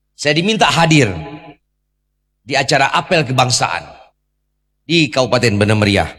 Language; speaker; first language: Indonesian; native; Indonesian